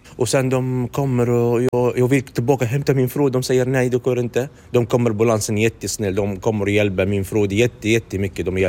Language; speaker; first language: Swedish; non-native, learner; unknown